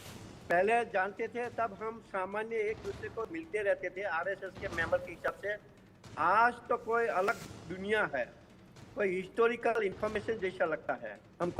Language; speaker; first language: Hindi; non-native, local second language; Gujarati